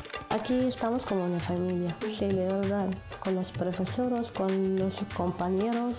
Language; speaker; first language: Spanish; non-native, learner; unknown